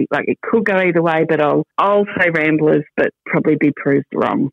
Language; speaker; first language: English; native; English